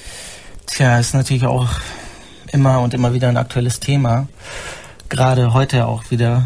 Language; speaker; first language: German; native; German